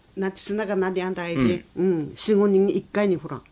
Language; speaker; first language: Japanese; native; Japanese